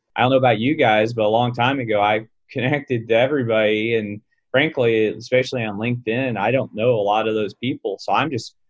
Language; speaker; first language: English; native; English